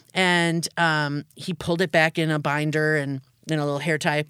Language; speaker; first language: English; native; English